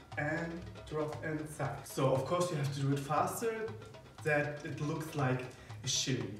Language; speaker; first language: English; non-native, fluent; German